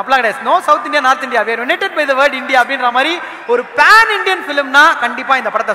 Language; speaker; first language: Tamil; native; Tamil